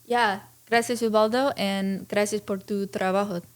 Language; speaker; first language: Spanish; early bilingual, heritage; English